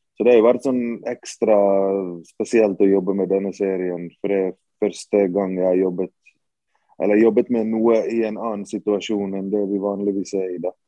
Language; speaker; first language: Norwegian; early bilingual, other home language; Bosnian